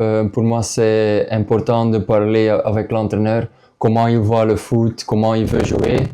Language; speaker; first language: French; non-native, local second language; Dutch